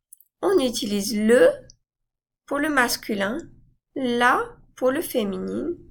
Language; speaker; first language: French; non-native, fluent; English